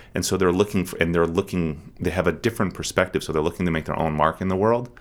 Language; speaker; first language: English; native; English